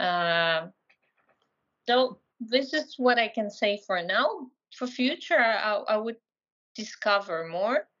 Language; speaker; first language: English; non-native, fluent; Ukrainian